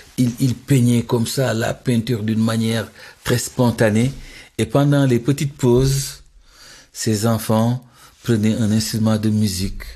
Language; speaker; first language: French; non-native, local second language; Wolof